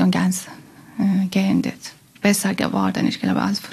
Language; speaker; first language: German; non-native, learner; Persian